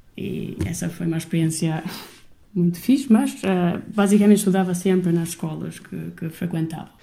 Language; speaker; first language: Portuguese; non-native, fluent; Albanian